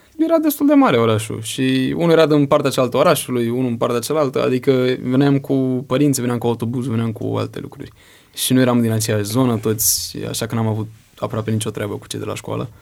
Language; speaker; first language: Romanian; early bilingual, heritage; Romanian